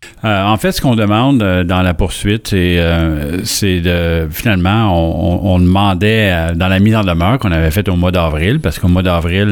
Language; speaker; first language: French; native; French